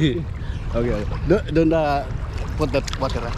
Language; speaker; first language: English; non-native, learner; Filipino